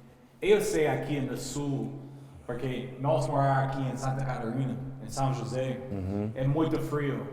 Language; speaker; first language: Portuguese; non-native, learner; English